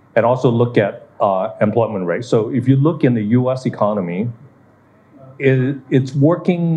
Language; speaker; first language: English; non-native, local second language; Cantonese